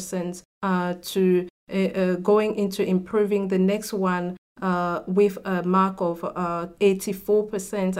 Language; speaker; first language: English; non-native, local second language; French